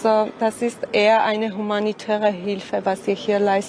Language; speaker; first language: German; non-native, fluent; Armenian